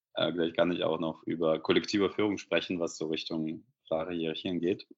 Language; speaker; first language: German; non-native, fluent; Russian